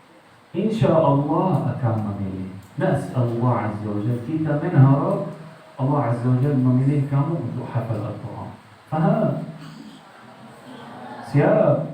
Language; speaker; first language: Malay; non-native, learner; Arabic